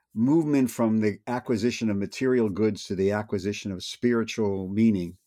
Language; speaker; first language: English; native; English